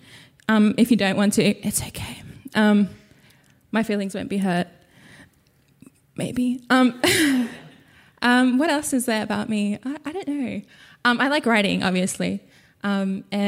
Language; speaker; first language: English; non-native, local second language; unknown